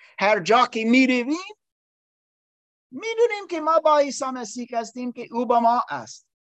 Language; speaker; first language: Persian; non-native, learner; English